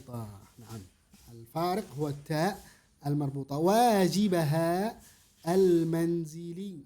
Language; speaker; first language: Arabic; non-native, fluent; Indonesian